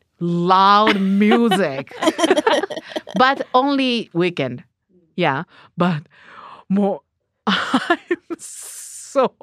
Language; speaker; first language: English; non-native, learner; Japanese